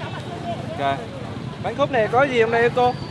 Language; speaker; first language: Vietnamese; early bilingual, heritage; Vietnamese